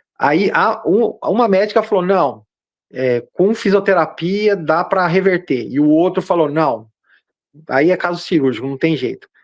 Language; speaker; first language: Portuguese; native; Portuguese